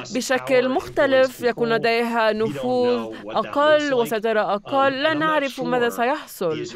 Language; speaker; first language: Arabic; non-native, fluent; English